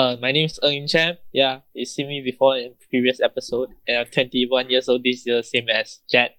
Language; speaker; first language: English; non-native, local second language; Chinese